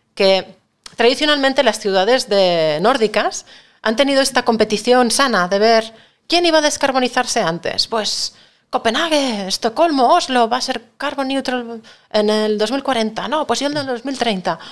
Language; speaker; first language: Spanish; native; Spanish